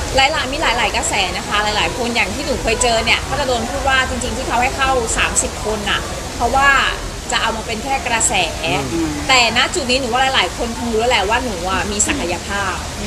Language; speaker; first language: Thai; native; Thai